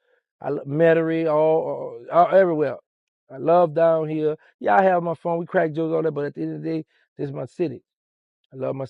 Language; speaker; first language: English; native; English